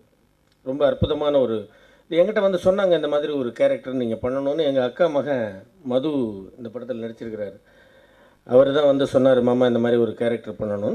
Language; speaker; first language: Tamil; native; Tamil